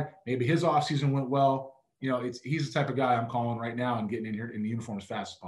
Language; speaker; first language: English; native; English